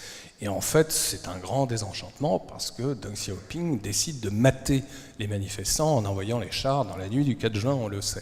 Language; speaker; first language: French; native; French